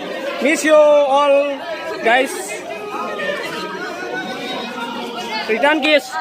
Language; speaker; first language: Hindi; non-native, local second language; Assamese